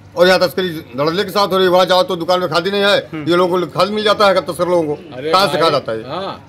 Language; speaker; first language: Hindi; native; Hindi